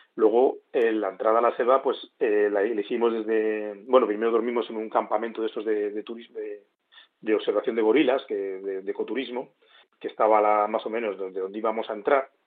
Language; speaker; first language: Spanish; native; Spanish